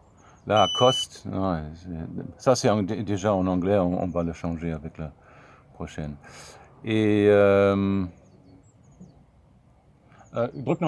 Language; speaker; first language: French; non-native, fluent; German